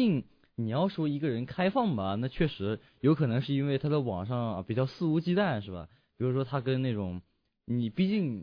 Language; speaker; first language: Chinese; native; Chinese